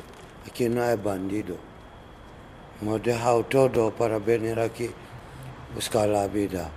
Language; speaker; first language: Spanish; non-native, learner; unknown